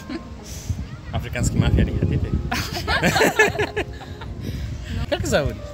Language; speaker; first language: Russian; non-native, learner; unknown